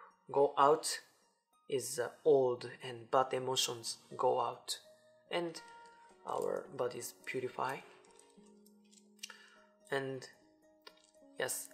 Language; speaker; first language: English; non-native, learner; Japanese